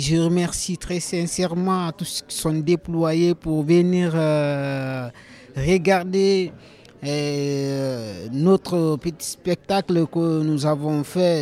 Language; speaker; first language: French; non-native, local second language; Fula